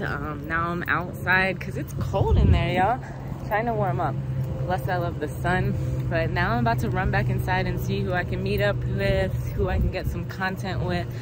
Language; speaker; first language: English; native; English